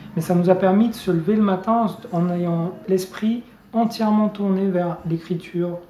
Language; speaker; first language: French; native; French